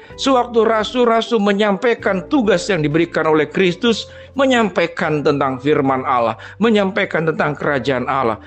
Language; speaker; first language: Indonesian; native; Indonesian